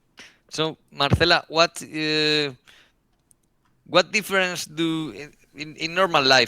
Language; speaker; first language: English; non-native, learner; Spanish